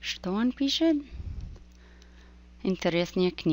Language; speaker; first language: Russian; non-native, fluent; English